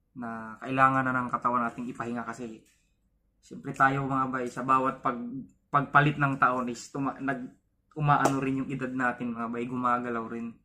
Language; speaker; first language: Filipino; non-native, local second language; Cebuano